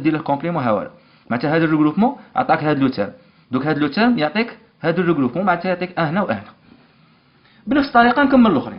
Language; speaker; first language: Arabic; native; Arabic